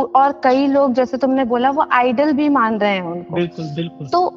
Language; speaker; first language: Hindi; non-native, local second language; Assamese